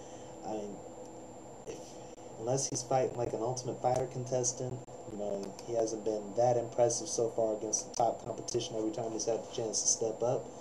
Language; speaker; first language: English; native; English